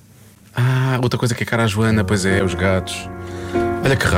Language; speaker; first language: Portuguese; native; Portuguese